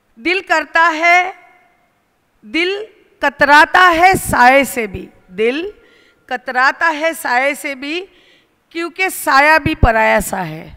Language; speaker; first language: Hindi; non-native, local second language; Marathi